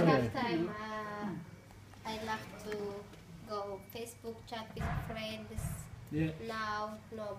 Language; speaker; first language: English; non-native, learner; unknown